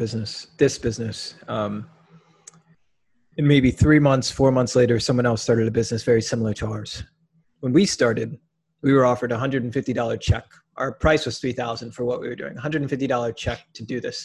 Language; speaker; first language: English; native; English